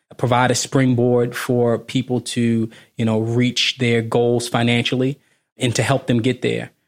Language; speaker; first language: English; native; English